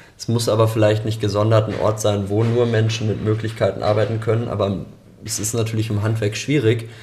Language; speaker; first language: German; native; German